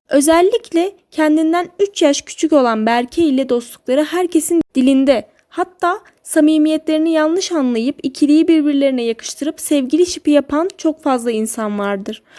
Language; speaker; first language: Turkish; native; Turkish